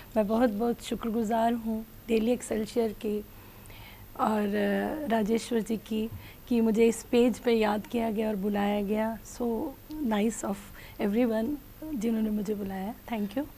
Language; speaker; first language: Hindi; native; Hindi